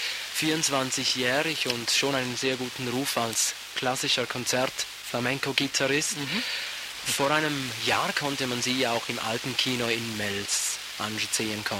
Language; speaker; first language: German; native; German